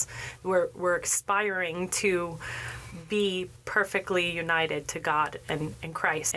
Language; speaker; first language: English; native; English